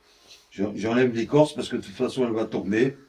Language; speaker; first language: French; native; French